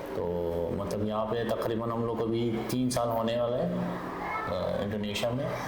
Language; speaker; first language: Urdu; non-native, local second language; Hazaragi